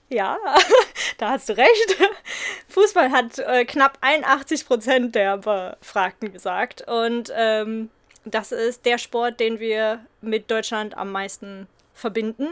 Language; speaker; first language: German; native; German